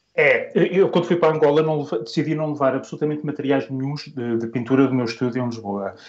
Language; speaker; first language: Portuguese; native; Portuguese